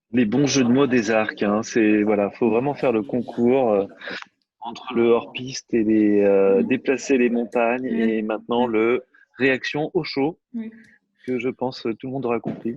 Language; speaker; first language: French; native; French